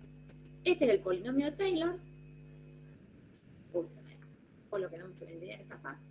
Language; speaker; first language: Spanish; native; Spanish